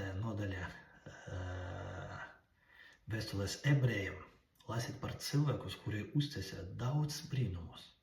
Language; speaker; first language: Latvian; non-native, local second language; Russian